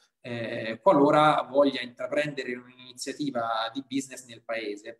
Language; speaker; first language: Italian; native; Italian